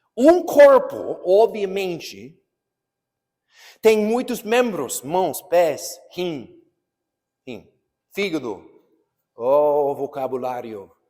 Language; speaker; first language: Portuguese; non-native, fluent; English